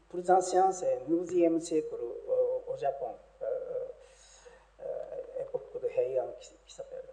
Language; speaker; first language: French; non-native, learner; Japanese